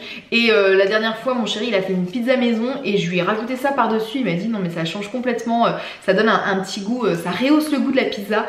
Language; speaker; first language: French; native; French